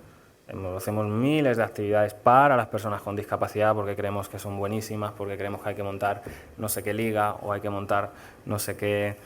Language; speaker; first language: Spanish; native; Spanish